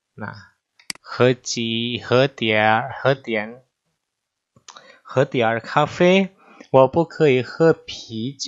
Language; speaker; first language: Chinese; non-native, fluent; Indonesian